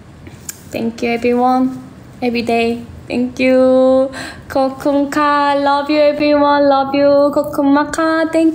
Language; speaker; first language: English; non-native, learner; Korean